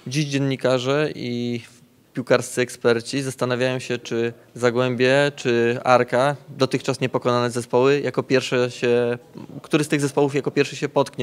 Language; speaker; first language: Polish; native; Polish